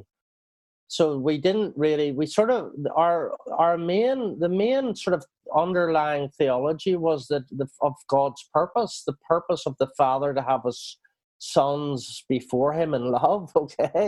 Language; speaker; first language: English; native; English